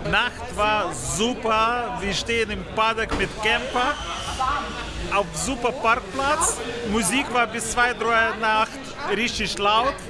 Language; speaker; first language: German; non-native, learner; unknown